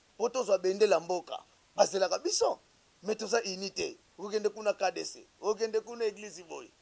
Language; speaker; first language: Lingala; non-native, local second language; Kongo